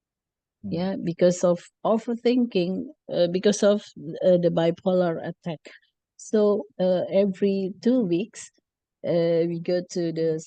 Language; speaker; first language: English; non-native, learner; Indonesian